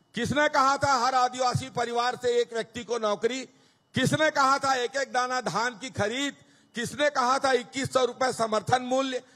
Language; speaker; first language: Hindi; native; Hindi